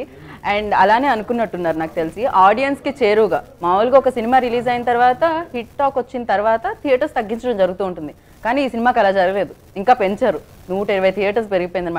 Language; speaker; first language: Telugu; native; Telugu